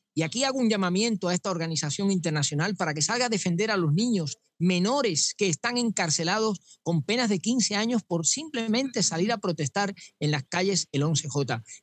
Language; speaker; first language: Spanish; native; Spanish